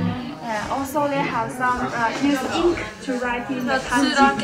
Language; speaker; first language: English; non-native, learner; Burmese